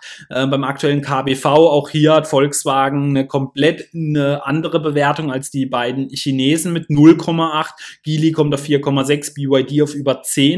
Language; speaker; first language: German; native; German